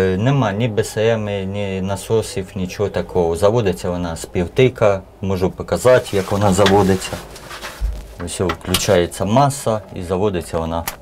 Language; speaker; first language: Ukrainian; early bilingual, other home language; Russian